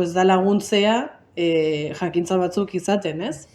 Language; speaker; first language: Basque; early bilingual, other home language; Spanish